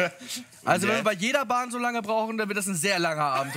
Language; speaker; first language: German; native; German